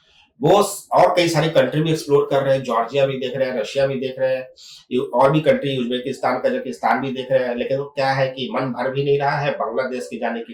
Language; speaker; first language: Hindi; native; Hindi